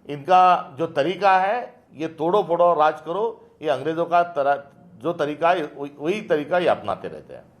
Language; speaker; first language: Hindi; non-native, local second language; Marathi